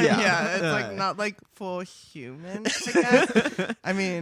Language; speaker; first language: English; native; English